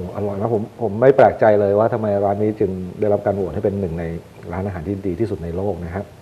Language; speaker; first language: Thai; native; Thai